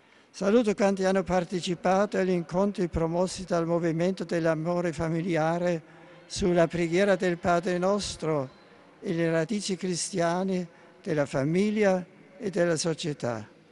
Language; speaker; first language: Italian; non-native, fluent; German